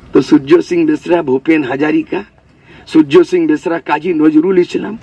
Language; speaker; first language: Bangla; non-native, local second language; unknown